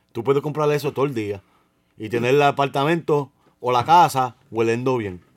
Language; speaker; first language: Spanish; early bilingual, heritage; Spanish